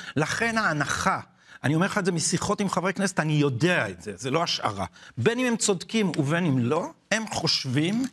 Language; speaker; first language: Hebrew; native; Hebrew